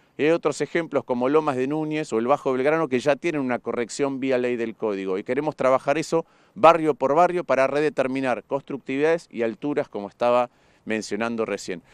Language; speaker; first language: Spanish; native; Spanish